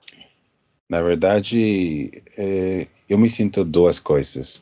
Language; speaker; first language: Portuguese; non-native, learner; English